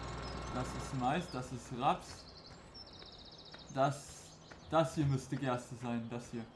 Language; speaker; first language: German; native; German